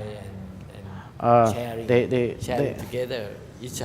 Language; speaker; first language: English; non-native, learner; Thai